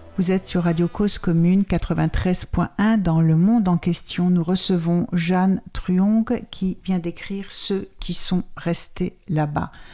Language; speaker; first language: French; native; French